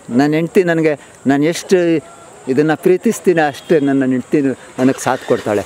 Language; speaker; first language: Kannada; non-native, local second language; Urdu